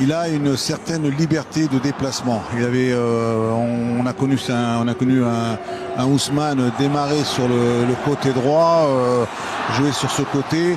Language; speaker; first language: French; native; French